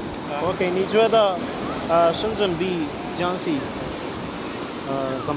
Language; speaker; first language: Chinese; non-native, learner; Central Kurdish